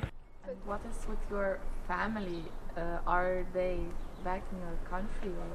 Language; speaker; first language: English; non-native, fluent; Slovenian